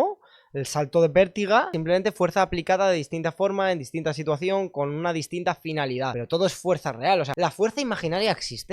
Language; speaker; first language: Spanish; native; Spanish